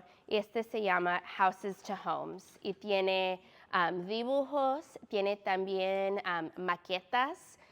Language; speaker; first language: Spanish; non-native, fluent; English